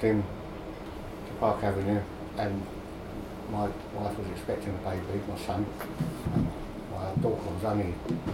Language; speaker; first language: English; native; English